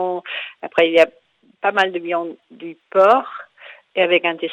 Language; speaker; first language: French; non-native, fluent; Danish